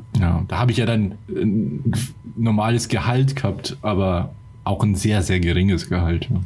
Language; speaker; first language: German; early bilingual, other home language; Polish